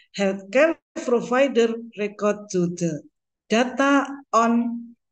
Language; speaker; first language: English; non-native, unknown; Indonesian